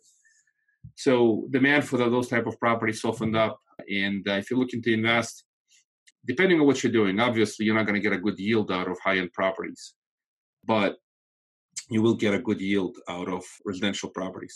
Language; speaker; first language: English; non-native, fluent; Russian